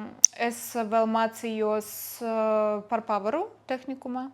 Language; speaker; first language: Latvian; non-native, local second language; Russian